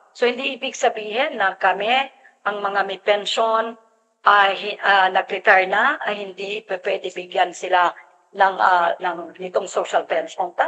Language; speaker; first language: Filipino; native; Filipino